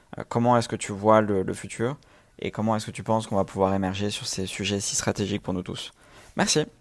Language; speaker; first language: French; native; French